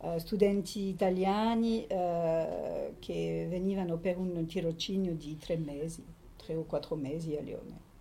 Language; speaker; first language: Italian; early bilingual, heritage; Italian